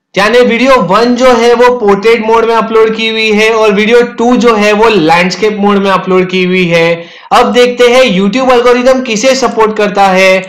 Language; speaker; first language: Hindi; native; Hindi